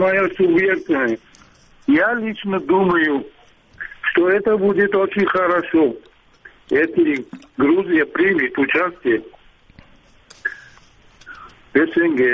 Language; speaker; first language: Russian; non-native, fluent; Georgian